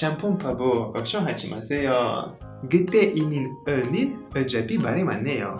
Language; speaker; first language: Korean; non-native, learner; French